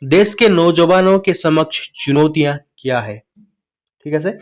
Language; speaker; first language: Hindi; non-native, local second language; Assamese